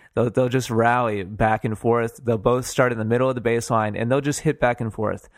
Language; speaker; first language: English; native; English